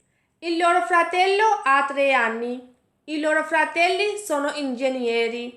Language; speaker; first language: Italian; non-native, fluent; Urdu